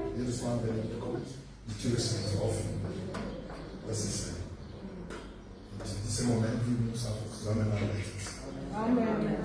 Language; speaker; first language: German; non-native, learner; French